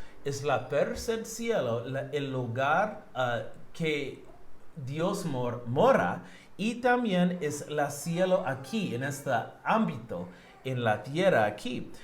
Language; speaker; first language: Spanish; non-native, learner; English